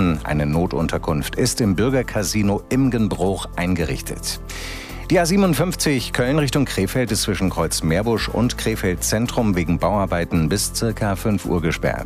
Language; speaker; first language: German; native; German